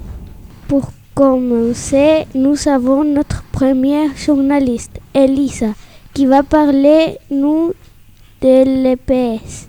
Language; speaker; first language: French; non-native, learner; Spanish